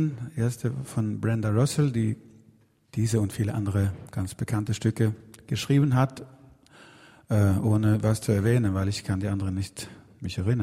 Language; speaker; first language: German; non-native, fluent; Swedish